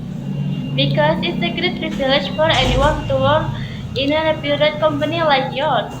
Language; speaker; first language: English; non-native, learner; Indonesian